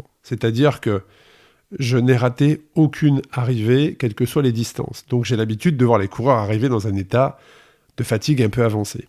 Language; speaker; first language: French; native; French